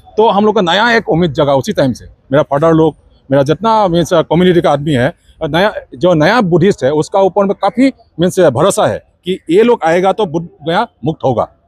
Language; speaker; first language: Hindi; non-native, local second language; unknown